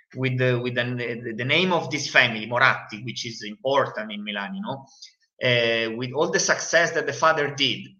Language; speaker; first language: English; non-native, fluent; Italian